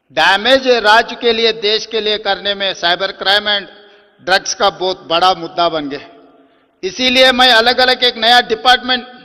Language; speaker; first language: Hindi; non-native, local second language; Telugu